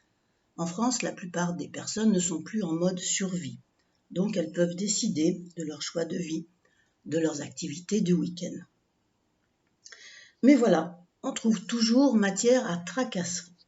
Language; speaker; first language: French; native; French